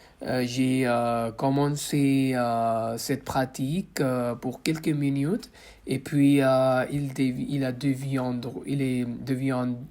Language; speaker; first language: French; non-native, fluent; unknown